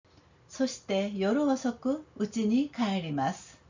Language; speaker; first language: Japanese; non-native, fluent; Korean